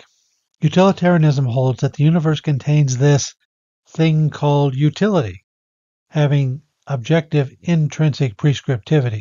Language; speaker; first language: English; native; English